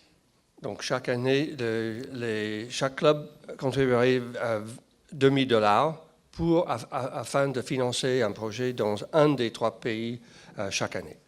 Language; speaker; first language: French; non-native, fluent; English